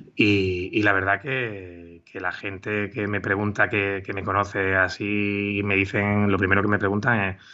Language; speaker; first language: Spanish; native; Spanish